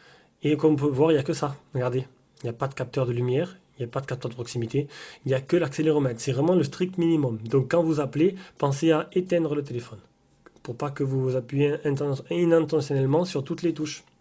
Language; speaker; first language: French; native; French